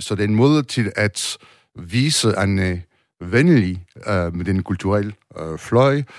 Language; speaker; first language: Danish; non-native, learner; French